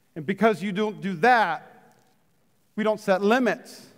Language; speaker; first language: English; native; English